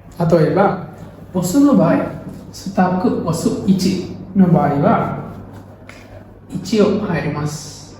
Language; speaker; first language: Japanese; non-native, learner; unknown